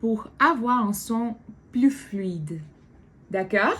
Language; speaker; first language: French; non-native, learner; Portuguese